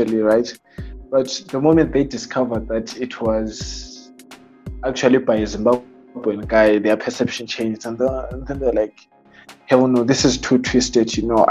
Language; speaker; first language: English; non-native, local second language; North Ndebele